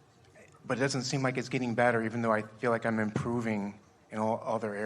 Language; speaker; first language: English; native; English